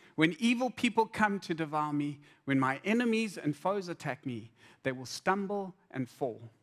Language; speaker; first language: English; native; English